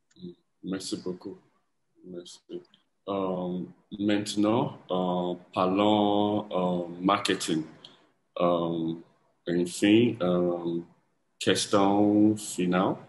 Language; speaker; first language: French; non-native, learner; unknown